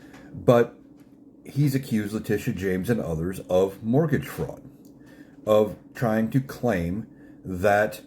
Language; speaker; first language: English; native; English